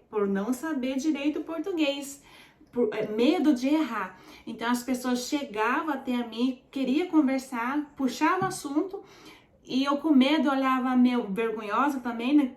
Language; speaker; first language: Portuguese; early bilingual, heritage; Portuguese